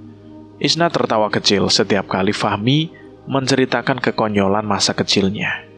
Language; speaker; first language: Indonesian; native; Indonesian